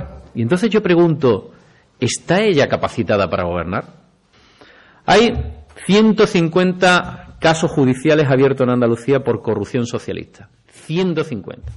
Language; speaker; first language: Spanish; native; Spanish